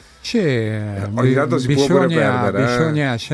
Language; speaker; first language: Italian; non-native, learner; Dutch